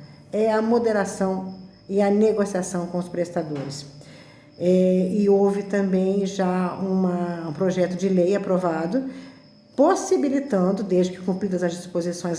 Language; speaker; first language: Portuguese; native; Portuguese